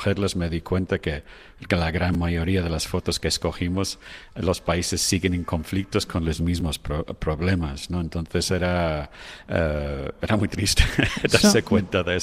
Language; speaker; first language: Spanish; non-native, fluent; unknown